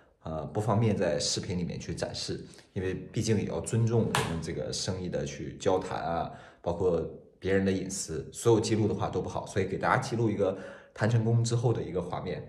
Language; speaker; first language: Chinese; native; Chinese